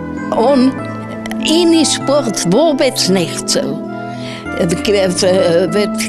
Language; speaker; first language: Slovak; non-native, fluent; German